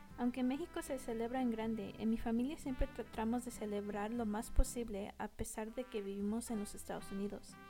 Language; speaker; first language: Spanish; early bilingual, heritage; Spanish